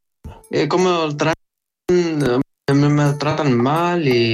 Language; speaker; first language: Spanish; non-native, learner; Arabic